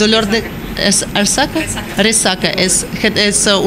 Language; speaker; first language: Spanish; non-native, learner; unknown